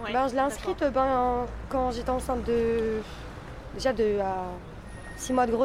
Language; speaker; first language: French; native; French